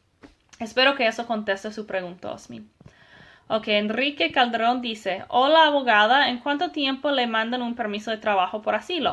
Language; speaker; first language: Spanish; non-native, fluent; English